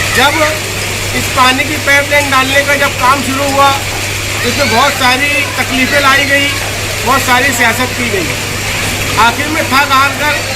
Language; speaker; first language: Hindi; native; Hindi